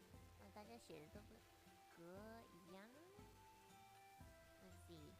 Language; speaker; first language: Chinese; early bilingual, heritage; Chinese